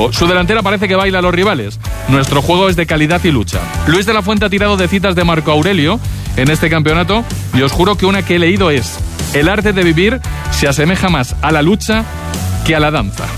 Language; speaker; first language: Spanish; native; Spanish